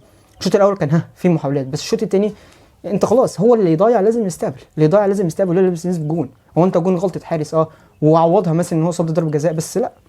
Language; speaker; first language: Arabic; native; Arabic